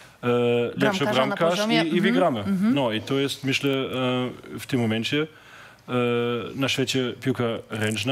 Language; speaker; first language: Polish; non-native, learner; German